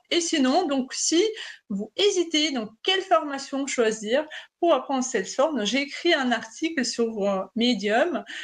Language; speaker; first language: French; non-native, fluent; Russian